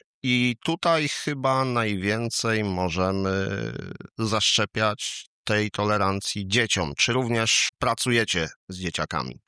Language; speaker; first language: Polish; native; Polish